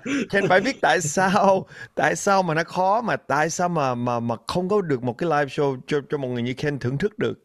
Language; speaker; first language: Vietnamese; early bilingual, other home language; English